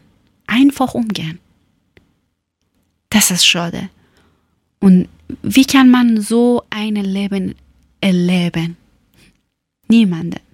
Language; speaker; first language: German; non-native, learner; Persian